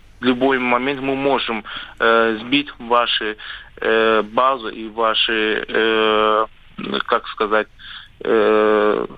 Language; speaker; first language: Russian; non-native, learner; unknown